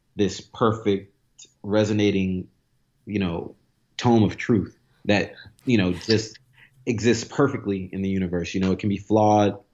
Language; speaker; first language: English; native; English